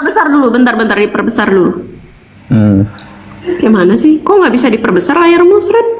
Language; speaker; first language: Indonesian; native; Indonesian